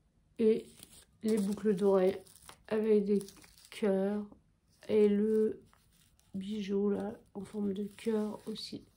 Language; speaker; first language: French; native; French